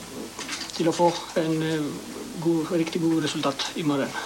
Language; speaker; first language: Norwegian; non-native, learner; Greek